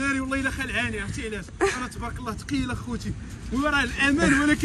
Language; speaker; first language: Arabic; native; Arabic